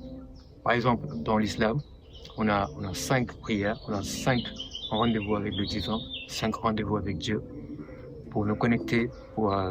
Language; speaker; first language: French; non-native, local second language; Wolof